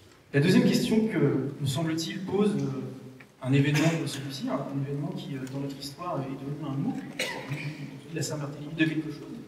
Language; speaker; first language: French; native; French